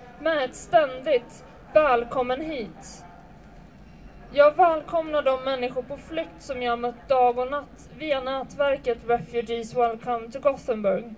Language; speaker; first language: Swedish; early bilingual, other home language; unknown